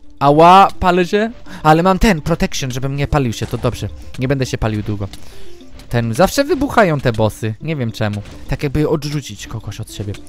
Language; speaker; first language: Polish; early bilingual, heritage; Polish